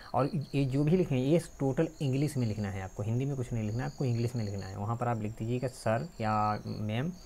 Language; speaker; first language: Hindi; native; Hindi